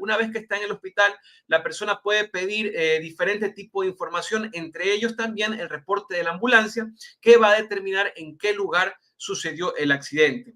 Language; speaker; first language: Spanish; native; Spanish